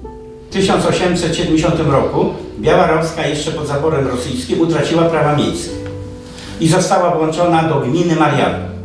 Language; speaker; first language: Polish; native; Polish